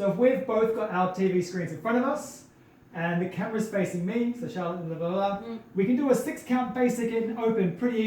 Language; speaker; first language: English; native; English